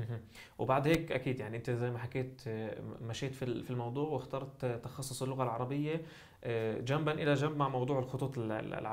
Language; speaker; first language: Arabic; native; Arabic